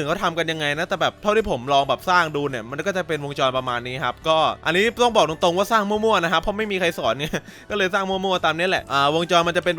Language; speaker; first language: Thai; native; Thai